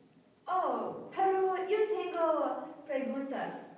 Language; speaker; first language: Spanish; non-native, learner; English